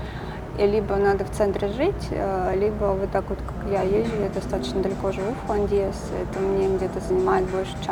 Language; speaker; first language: Russian; native; Russian